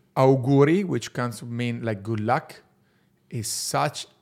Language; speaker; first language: English; non-native, fluent; Italian